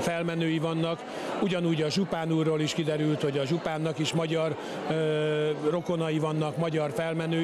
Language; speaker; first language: Hungarian; native; Hungarian